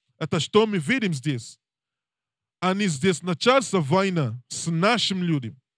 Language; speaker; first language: Russian; non-native, learner; English